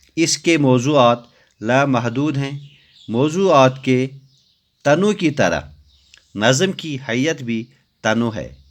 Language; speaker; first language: Urdu; native; Urdu